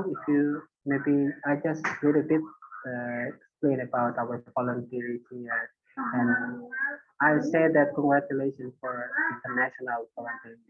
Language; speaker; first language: English; non-native, learner; Indonesian